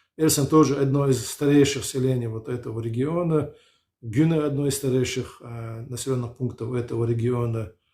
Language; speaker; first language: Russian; non-native, local second language; Chechen